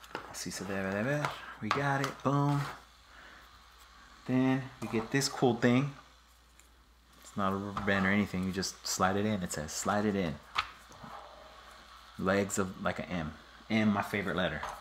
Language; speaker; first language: English; early bilingual, other home language; Spanish